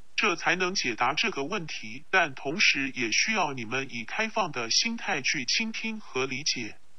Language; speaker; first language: Chinese; non-native, local second language; Cantonese